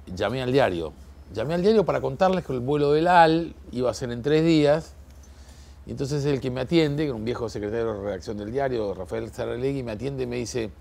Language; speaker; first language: Spanish; native; Spanish